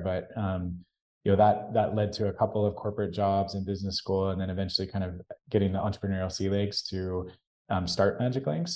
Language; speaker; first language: English; native; English